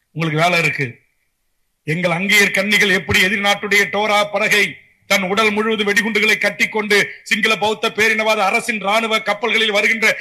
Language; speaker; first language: Tamil; native; Tamil